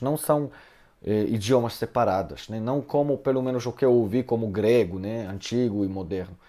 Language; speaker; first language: Portuguese; non-native, fluent; Hebrew